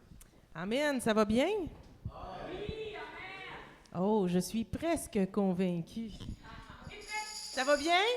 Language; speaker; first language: French; native; French